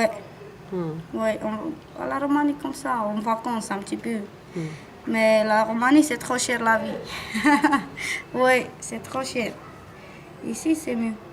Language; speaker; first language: French; non-native, learner; Romanian